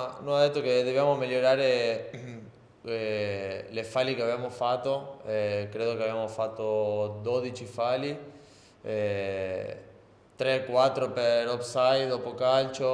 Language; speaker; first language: Italian; non-native, learner; Spanish